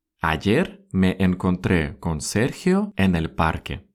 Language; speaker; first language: Spanish; non-native, fluent; Russian